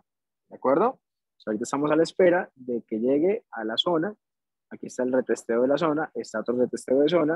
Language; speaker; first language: Spanish; native; Spanish